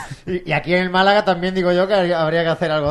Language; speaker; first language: Spanish; native; Spanish